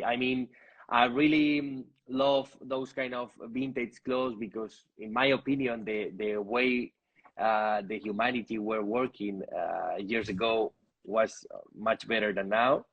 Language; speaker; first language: English; non-native, learner; Spanish